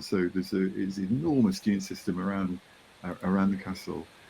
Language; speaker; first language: English; native; English